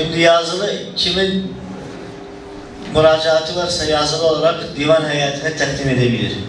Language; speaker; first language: Turkish; native; Turkish